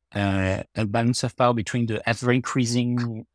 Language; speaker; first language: English; non-native, fluent; French